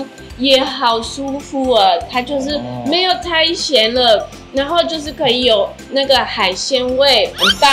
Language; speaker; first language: Chinese; non-native, fluent; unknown